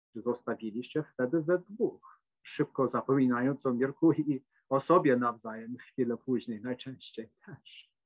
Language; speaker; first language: Polish; non-native, fluent; English